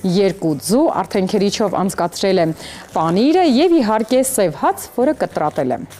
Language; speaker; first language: Armenian; native; Armenian